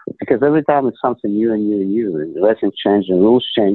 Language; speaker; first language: English; non-native, fluent; Ukrainian